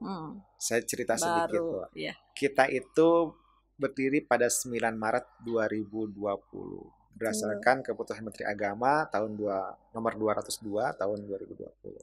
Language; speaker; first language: Indonesian; native; Indonesian